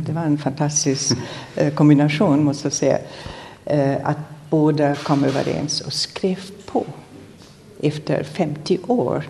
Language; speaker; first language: Swedish; non-native, fluent; German